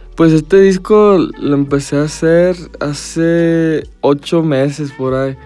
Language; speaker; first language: Spanish; early bilingual, heritage; Spanish